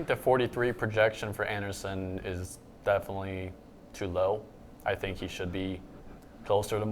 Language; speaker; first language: English; native; English